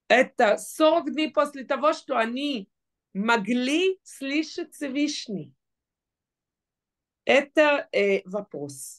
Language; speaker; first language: Russian; non-native, fluent; Hebrew